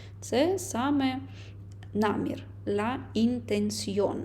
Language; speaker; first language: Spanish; non-native, fluent; Ukrainian